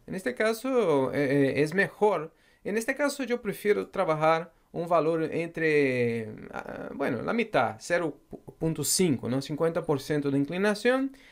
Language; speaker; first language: Spanish; non-native, fluent; Portuguese